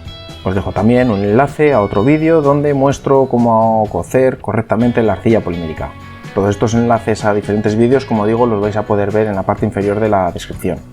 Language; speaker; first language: Spanish; native; Spanish